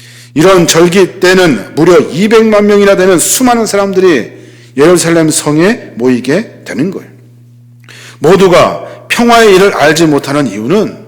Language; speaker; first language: Korean; native; Korean